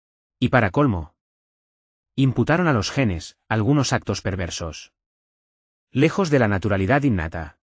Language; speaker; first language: Spanish; non-native, fluent; Arabic